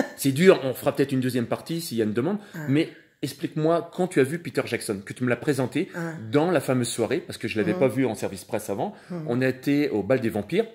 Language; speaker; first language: French; native; French